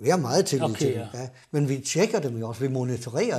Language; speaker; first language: Danish; native; Danish